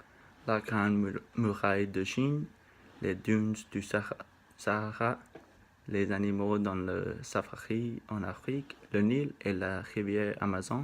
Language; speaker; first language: French; non-native, learner; Spanish